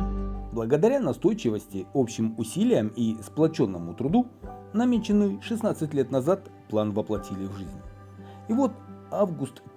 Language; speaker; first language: Russian; native; Russian